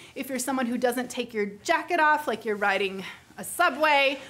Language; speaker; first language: English; native; English